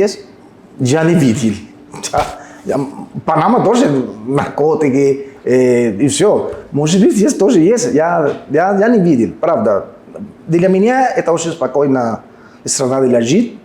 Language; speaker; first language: Russian; non-native, learner; Spanish